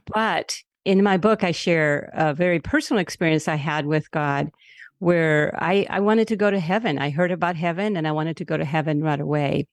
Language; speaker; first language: English; non-native, local second language; Spanish